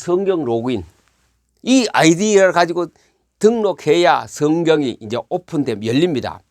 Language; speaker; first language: Korean; native; Korean